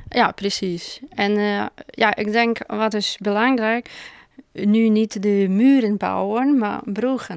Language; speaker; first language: Dutch; non-native, fluent; Russian